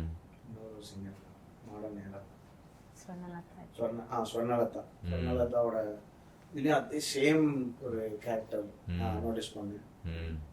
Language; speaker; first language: Tamil; native; Tamil